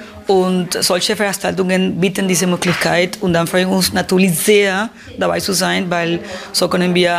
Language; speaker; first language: German; non-native, fluent; Spanish